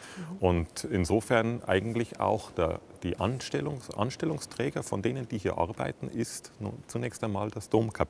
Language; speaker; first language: German; native; German